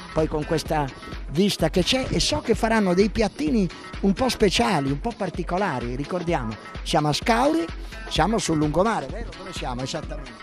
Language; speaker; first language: Italian; native; Italian